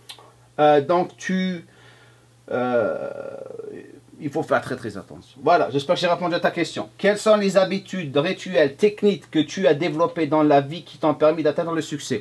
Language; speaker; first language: French; non-native, fluent; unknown